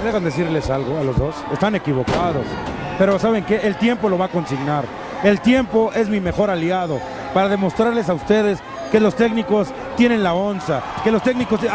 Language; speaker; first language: Spanish; native; Spanish